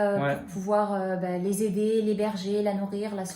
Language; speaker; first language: French; native; French